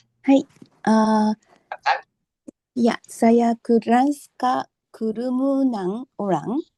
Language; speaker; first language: Indonesian; non-native, learner; Japanese